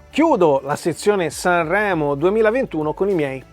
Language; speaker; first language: Italian; native; Italian